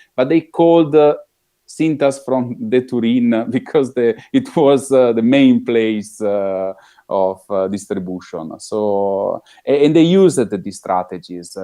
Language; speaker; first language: English; non-native, fluent; Italian